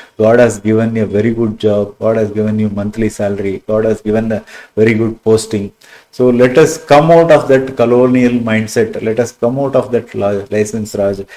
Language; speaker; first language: English; non-native, local second language; Tamil